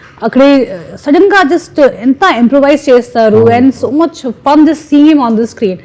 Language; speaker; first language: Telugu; non-native, fluent; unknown